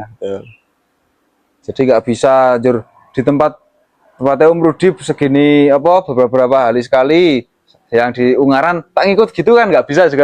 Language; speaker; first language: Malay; non-native, local second language; Javanese